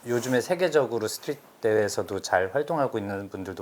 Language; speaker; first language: Korean; native; Korean